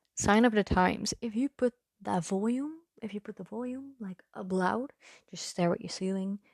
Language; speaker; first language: English; non-native, fluent; Dutch